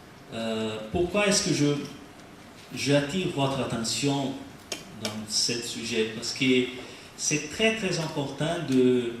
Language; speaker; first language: French; non-native, learner; Portuguese